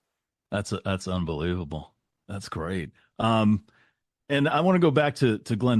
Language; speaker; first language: English; native; English